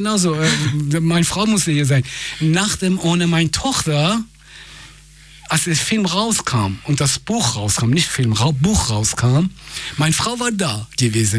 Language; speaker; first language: German; non-native, fluent; Persian